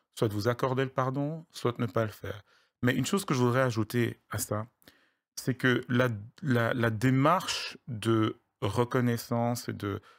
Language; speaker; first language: French; native; French